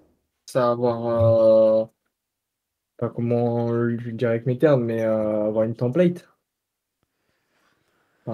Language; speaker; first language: French; native; French